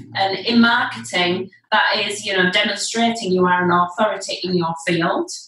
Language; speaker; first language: English; native; English